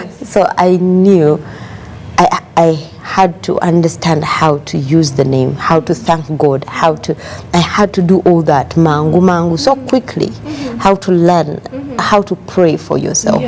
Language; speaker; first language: English; non-native, local second language; Ganda